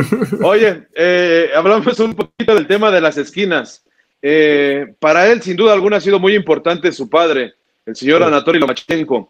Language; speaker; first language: Spanish; native; Spanish